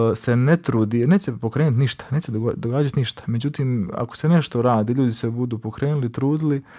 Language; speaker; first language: Croatian; native; Croatian